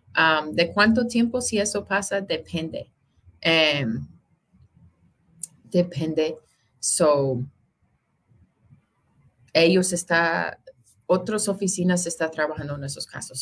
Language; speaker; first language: Spanish; non-native, fluent; English